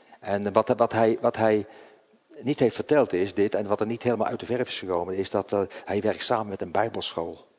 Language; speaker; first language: Dutch; native; Dutch